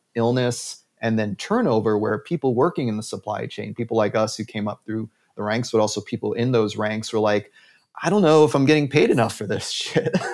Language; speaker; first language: English; native; English